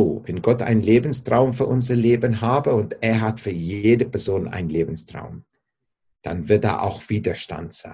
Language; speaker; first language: German; non-native, fluent; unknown